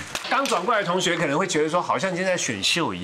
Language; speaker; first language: Chinese; native; Chinese